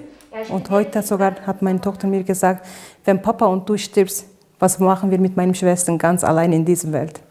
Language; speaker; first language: German; non-native, fluent; Turkish